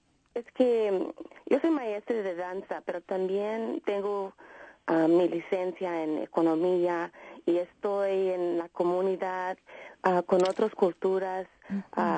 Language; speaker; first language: Spanish; early bilingual, heritage; Spanish